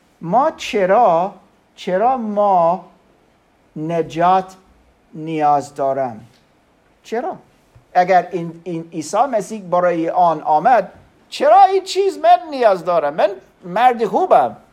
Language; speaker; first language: Persian; non-native, learner; German